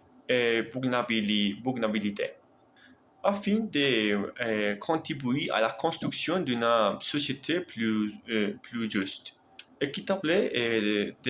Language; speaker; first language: French; non-native, learner; Spanish